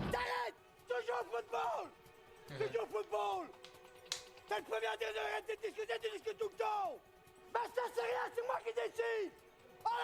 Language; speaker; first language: French; native; French